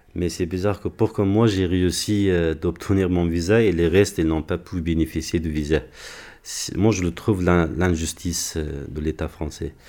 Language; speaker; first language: French; non-native, fluent; Persian